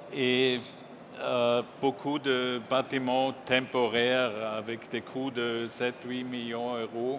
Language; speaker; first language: French; non-native, learner; German